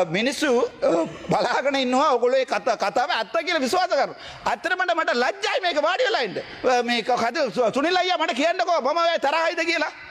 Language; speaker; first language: Sinhala; non-native, local second language; Tamil